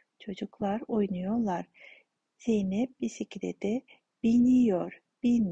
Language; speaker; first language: Turkish; non-native, fluent; Kazakh